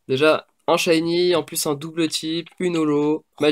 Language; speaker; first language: French; native; French